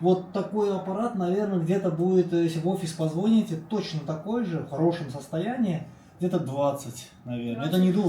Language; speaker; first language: Russian; native; Russian